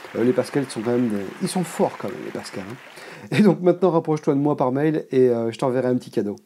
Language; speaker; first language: French; native; French